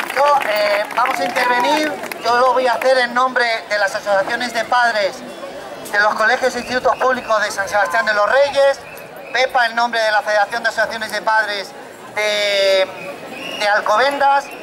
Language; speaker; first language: Spanish; native; Spanish